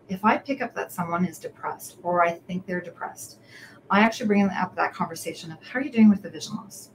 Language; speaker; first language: English; native; English